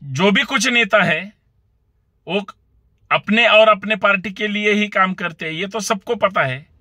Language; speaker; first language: Hindi; non-native, local second language; Marathi